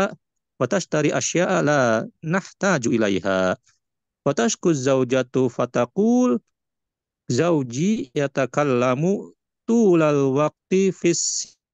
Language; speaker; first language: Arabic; non-native, learner; Indonesian